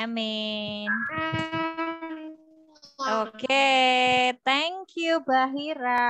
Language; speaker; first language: English; non-native, fluent; Indonesian